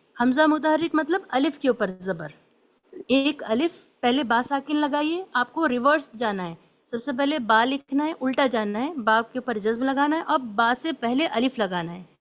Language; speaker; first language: Urdu; native; Urdu